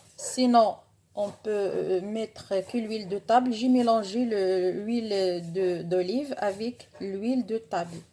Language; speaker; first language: French; non-native, local second language; Arabic